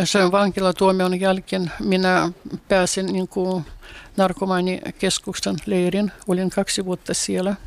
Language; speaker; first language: Finnish; non-native, fluent; Russian